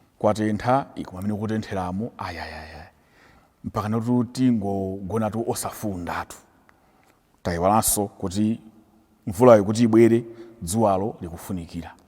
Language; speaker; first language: Nyanja; native; Nyanja